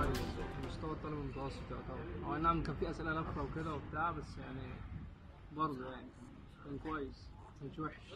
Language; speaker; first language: Arabic; native; Arabic